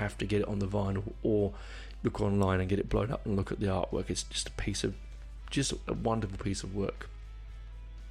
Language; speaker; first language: English; native; English